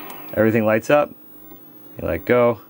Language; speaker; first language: English; native; English